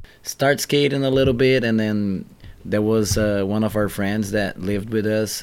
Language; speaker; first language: English; non-native, fluent; Portuguese